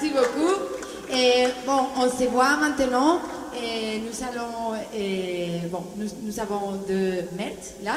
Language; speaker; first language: French; non-native, learner; Spanish